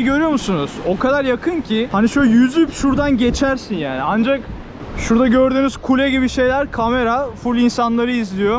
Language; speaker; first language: Turkish; native; Turkish